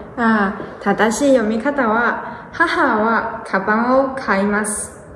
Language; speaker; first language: Japanese; non-native, learner; Chinese